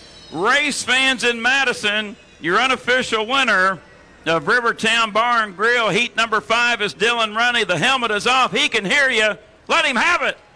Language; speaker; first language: English; native; English